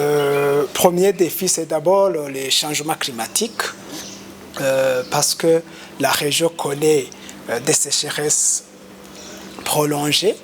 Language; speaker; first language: French; non-native, local second language; Rundi